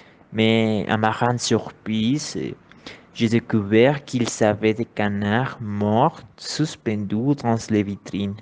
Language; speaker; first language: French; non-native, learner; Spanish